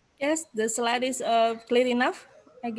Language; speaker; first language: English; non-native, fluent; Indonesian